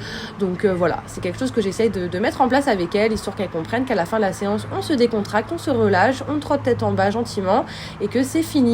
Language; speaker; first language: French; native; French